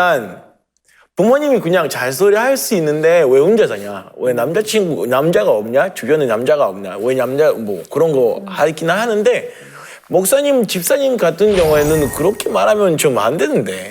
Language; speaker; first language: Korean; non-native, fluent; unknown